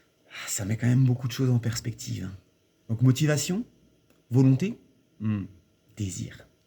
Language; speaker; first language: French; native; French